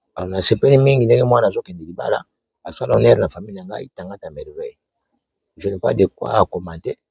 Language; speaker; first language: Lingala; native; Lingala